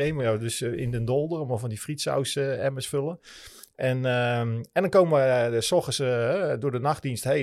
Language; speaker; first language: Dutch; native; Dutch